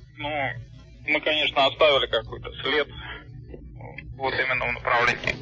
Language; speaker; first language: Russian; native; Russian